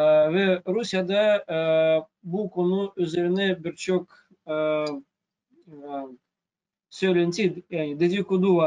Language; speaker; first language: Turkish; non-native, fluent; Russian